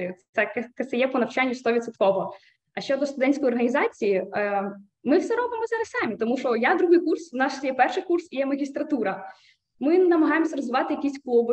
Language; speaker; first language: Ukrainian; native; Ukrainian